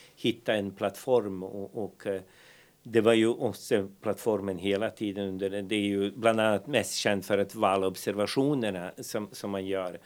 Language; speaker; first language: Swedish; non-native, fluent; Bosnian